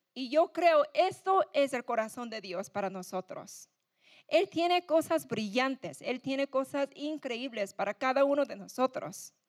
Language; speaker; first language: Spanish; non-native, fluent; English